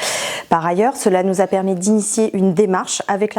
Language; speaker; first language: French; native; French